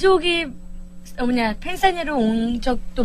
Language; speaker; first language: Korean; native; Korean